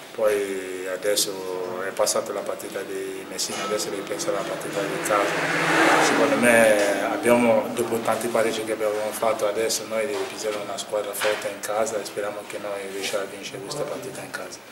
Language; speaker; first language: Italian; non-native, learner; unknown